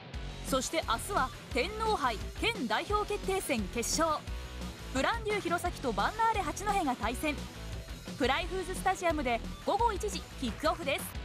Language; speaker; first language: Japanese; native; Japanese